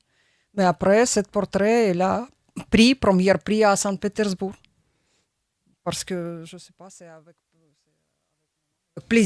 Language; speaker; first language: French; non-native, learner; Russian